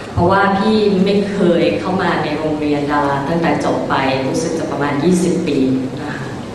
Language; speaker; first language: Thai; early bilingual, other home language; English